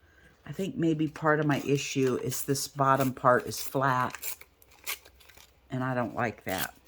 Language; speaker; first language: English; native; English